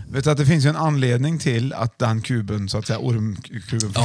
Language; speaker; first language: Swedish; native; Swedish